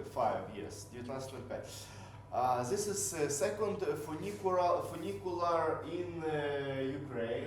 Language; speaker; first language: English; non-native, learner; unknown